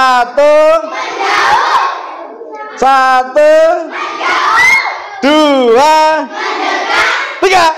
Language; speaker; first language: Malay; non-native, local second language; Javanese